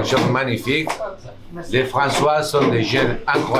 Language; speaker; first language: French; non-native, learner; Basque